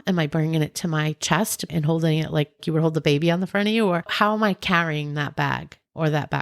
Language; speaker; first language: English; native; English